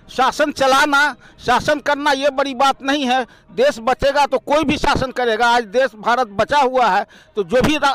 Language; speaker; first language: Hindi; native; Hindi